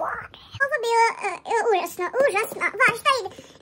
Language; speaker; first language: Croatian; non-native, fluent; Russian